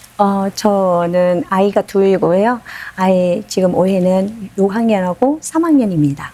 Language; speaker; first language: Korean; non-native, fluent; Vietnamese